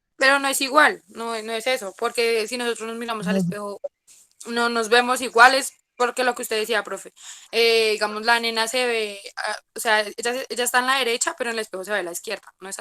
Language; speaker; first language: Spanish; native; Spanish